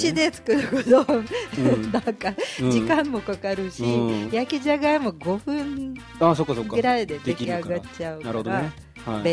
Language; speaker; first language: Japanese; non-native, fluent; Russian